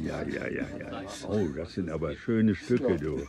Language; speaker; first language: German; native; German